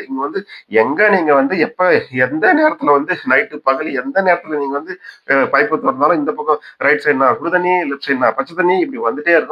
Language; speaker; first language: Tamil; native; Tamil